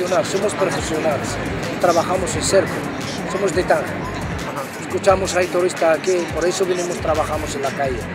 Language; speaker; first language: Spanish; non-native, learner; Arabic